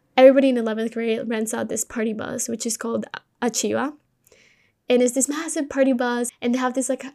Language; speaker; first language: English; early bilingual, other home language; Spanish